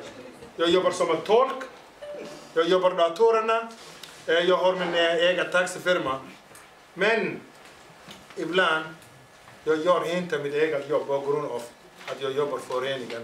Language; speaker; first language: Swedish; non-native, fluent; Somali